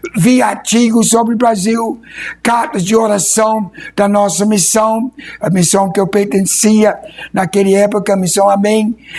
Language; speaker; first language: Portuguese; non-native, fluent; English